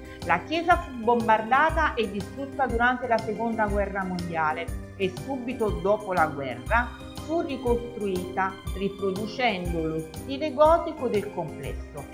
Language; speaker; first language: Italian; native; Italian